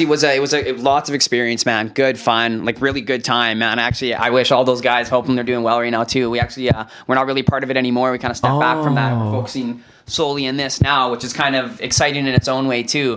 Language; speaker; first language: English; native; English